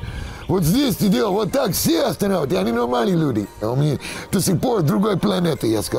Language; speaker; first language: Russian; non-native, learner; English